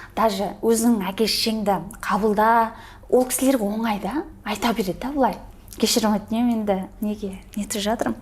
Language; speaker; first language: Kazakh; early bilingual, heritage; Kazakh